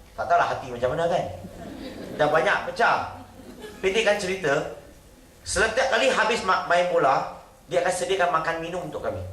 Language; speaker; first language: Malay; non-native, local second language; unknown